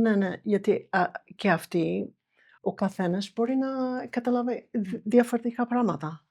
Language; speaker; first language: Greek; non-native, fluent; English